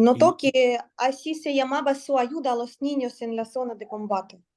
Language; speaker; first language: Spanish; non-native, learner; Russian